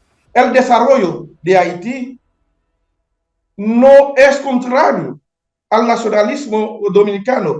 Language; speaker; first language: Spanish; non-native, fluent; Haitian Creole